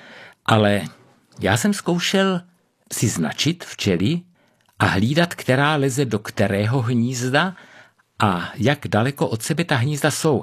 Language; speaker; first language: Czech; native; Czech